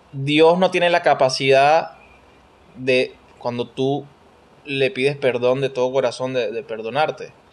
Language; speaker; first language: Spanish; native; Spanish